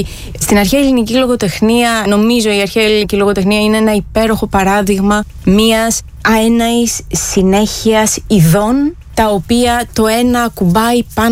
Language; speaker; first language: Greek; native; Greek